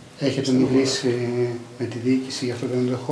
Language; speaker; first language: Greek; native; Greek